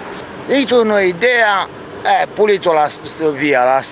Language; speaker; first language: Italian; non-native, learner; Romanian